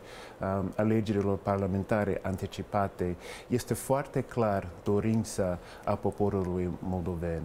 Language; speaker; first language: Romanian; non-native, fluent; English